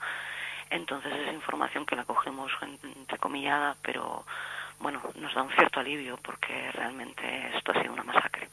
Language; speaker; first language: Spanish; native; Spanish